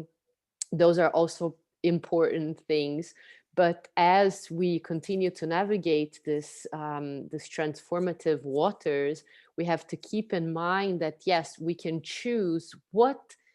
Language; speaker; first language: English; non-native, fluent; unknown